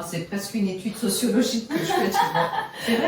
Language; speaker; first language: French; native; French